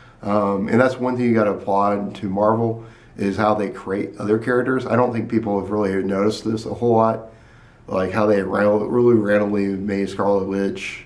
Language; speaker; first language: English; native; English